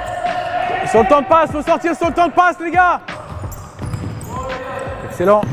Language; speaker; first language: French; native; French